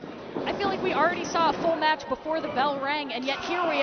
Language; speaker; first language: English; native; English